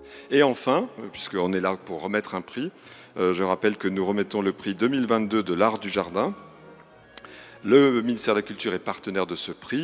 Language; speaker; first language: French; native; French